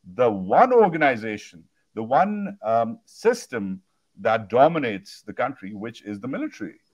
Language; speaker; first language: English; non-native, local second language; Urdu